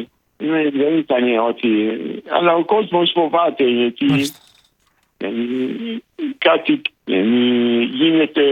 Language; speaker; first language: Greek; non-native, local second language; Arabic